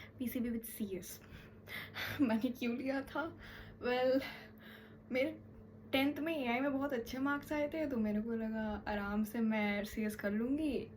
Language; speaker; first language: Hindi; non-native, local second language; Bangla